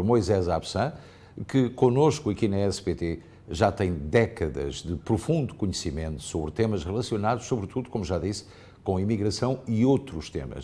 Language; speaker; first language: Portuguese; native; Portuguese